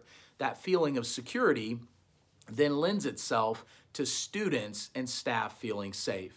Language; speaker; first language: English; native; English